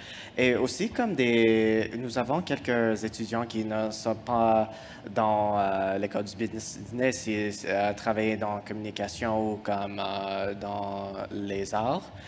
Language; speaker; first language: French; non-native, fluent; English